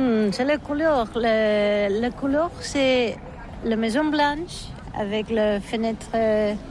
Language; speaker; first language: French; non-native, learner; Catalan